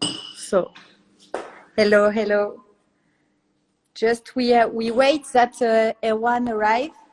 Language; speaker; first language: English; non-native, learner; French